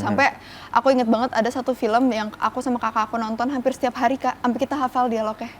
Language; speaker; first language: Indonesian; early bilingual, other home language; English